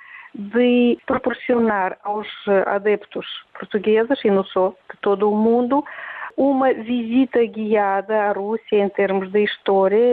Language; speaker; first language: Portuguese; non-native, fluent; Russian